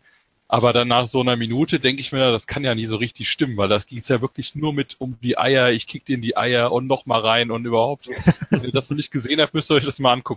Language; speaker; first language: German; native; German